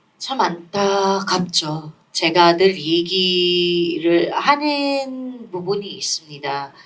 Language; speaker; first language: Korean; non-native, fluent; Filipino